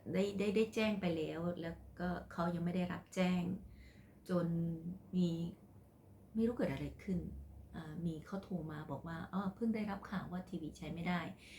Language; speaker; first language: Thai; non-native, local second language; Khmer